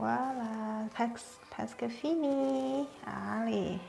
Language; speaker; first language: French; non-native, learner; Thai